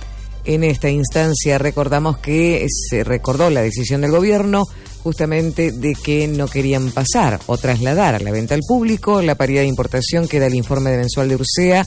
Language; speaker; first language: Spanish; native; Spanish